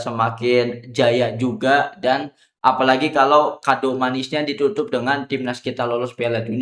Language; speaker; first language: Indonesian; native; Indonesian